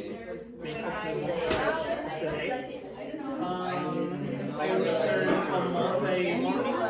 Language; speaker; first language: English; non-native, learner; Spanish